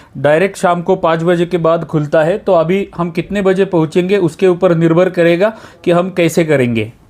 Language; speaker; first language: Hindi; non-native, local second language; Marathi